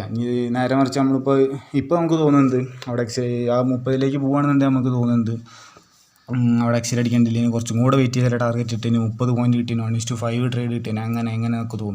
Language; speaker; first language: Malayalam; native; Malayalam